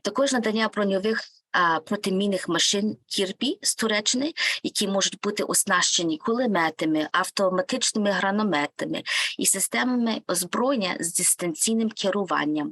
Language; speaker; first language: Ukrainian; native; Ukrainian